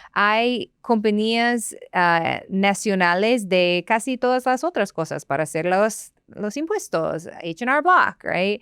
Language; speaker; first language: Spanish; non-native, fluent; English